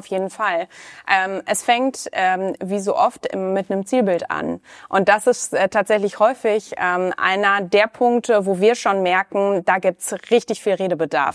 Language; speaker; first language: German; native; German